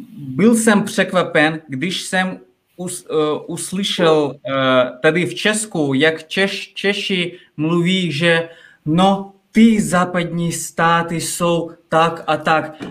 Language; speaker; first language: Czech; non-native, fluent; Russian